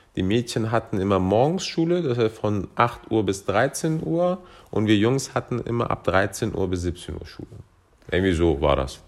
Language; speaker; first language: German; early bilingual, other home language; Persian